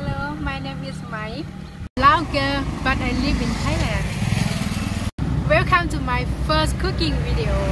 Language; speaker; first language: English; non-native, learner; Lao